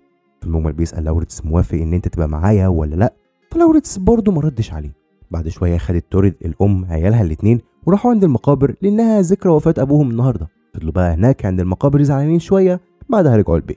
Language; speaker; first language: Arabic; native; Arabic